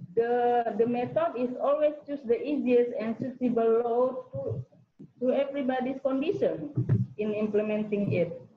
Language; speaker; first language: English; non-native, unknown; Indonesian